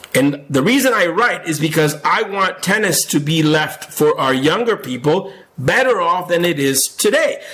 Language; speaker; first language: English; non-native, fluent; Spanish